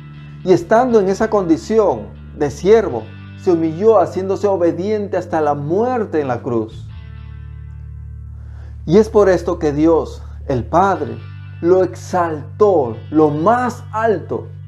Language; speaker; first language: Spanish; native; Spanish